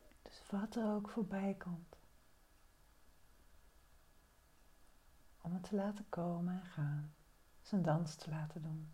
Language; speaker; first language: Dutch; native; Dutch